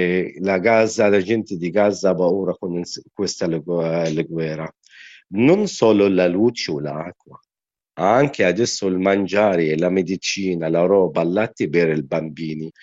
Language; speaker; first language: Italian; non-native, learner; Arabic